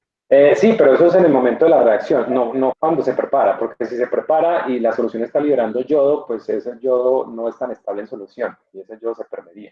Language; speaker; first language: Spanish; native; Spanish